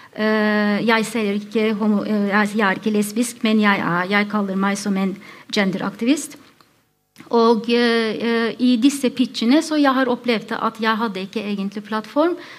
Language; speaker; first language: Norwegian; non-native, fluent; Turkish